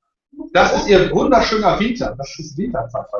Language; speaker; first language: German; native; German